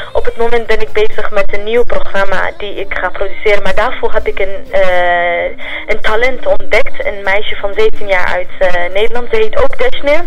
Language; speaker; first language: Dutch; early bilingual, other home language; Central Kurdish